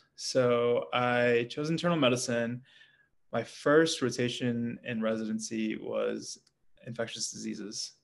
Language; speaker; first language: English; native; English